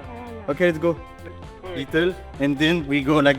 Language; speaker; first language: English; non-native, learner; French